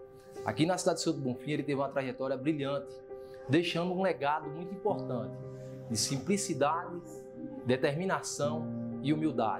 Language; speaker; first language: Portuguese; native; Portuguese